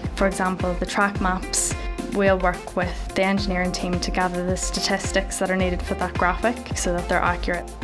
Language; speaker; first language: English; native; English